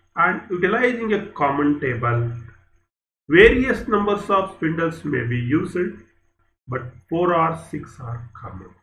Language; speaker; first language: English; non-native, local second language; Kannada